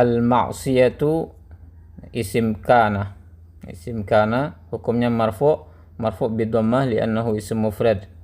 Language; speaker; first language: Arabic; non-native, fluent; Indonesian